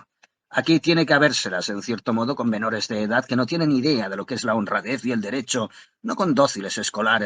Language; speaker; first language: Spanish; native; Spanish